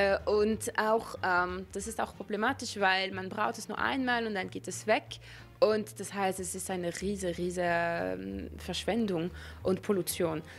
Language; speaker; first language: German; non-native, local second language; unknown